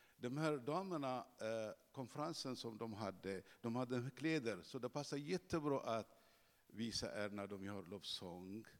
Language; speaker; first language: Swedish; non-native, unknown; Tigrinya